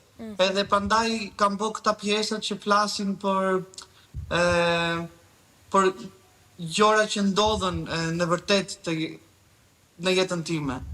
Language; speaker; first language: Albanian; early bilingual, heritage; Albanian